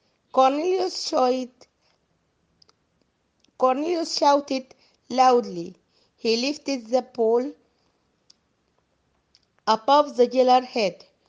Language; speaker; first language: English; non-native, fluent; Arabic